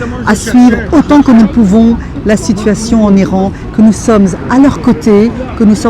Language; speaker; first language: French; native; French